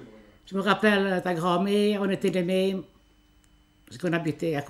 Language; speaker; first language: French; early bilingual, other home language; Italian